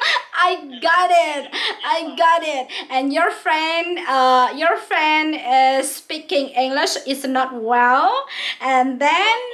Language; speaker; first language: English; non-native, local second language; Vietnamese